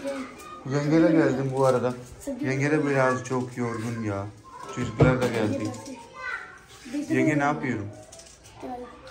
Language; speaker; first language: Turkish; non-native, learner; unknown